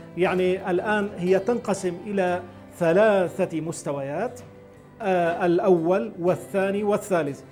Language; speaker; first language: Arabic; native; Arabic